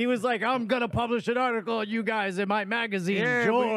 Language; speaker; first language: English; native; English